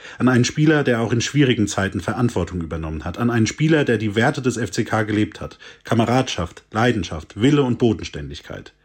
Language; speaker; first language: German; native; German